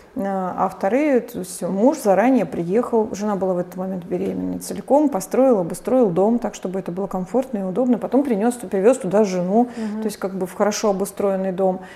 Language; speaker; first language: Russian; native; Russian